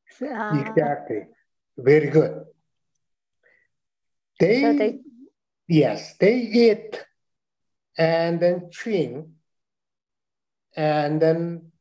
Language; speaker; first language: English; non-native, learner; Chinese